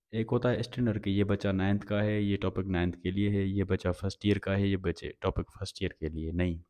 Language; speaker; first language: Urdu; non-native, local second language; Sindhi